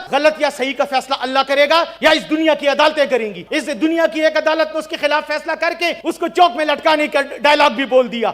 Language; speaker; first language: Urdu; non-native, local second language; Pashto